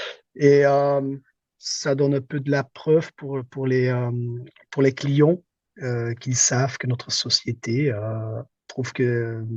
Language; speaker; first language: French; non-native, local second language; Dutch